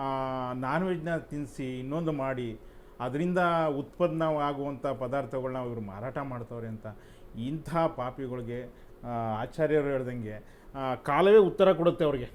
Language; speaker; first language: Kannada; native; Kannada